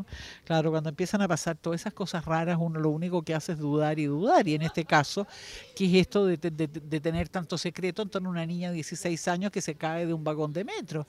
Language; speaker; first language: Spanish; native; Spanish